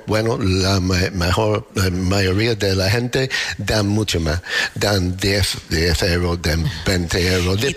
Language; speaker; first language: Spanish; non-native, learner; English